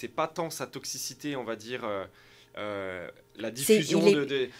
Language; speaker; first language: French; native; French